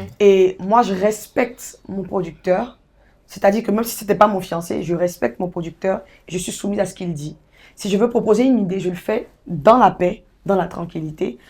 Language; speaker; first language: French; native; French